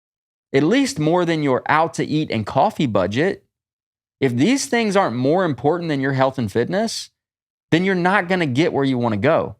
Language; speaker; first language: English; native; English